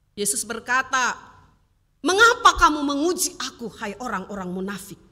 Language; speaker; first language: Indonesian; native; Indonesian